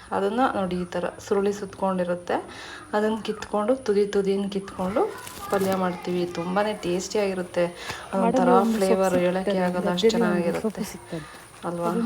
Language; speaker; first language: Kannada; non-native, local second language; Kodava